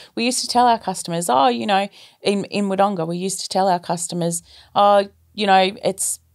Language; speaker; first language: English; native; English